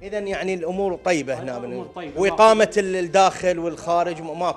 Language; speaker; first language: Arabic; native; Arabic